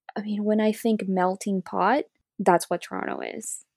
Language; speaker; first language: English; early bilingual, other home language; Spanish